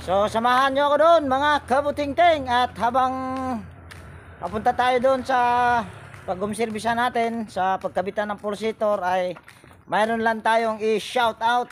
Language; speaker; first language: Filipino; native; Filipino